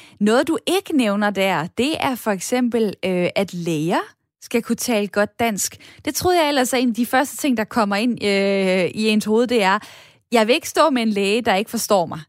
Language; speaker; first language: Danish; native; Danish